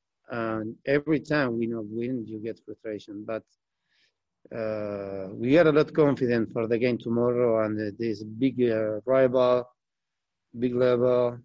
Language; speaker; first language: English; non-native, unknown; Spanish